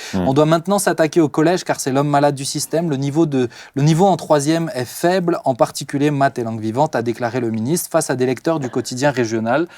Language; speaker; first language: French; native; French